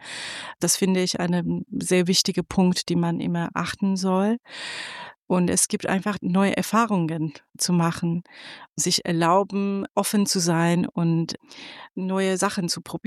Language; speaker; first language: German; non-native, fluent; Persian